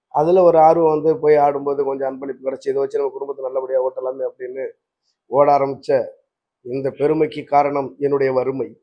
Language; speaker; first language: Tamil; native; Tamil